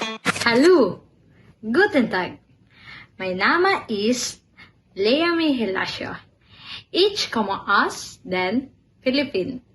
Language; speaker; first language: German; non-native, learner; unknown